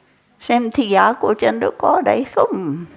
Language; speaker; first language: Vietnamese; non-native, fluent; English